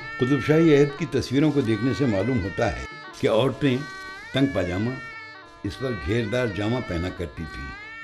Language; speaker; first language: Urdu; native; Urdu